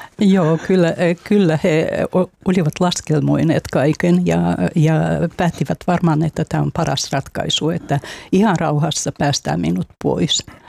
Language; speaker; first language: Finnish; non-native, fluent; Russian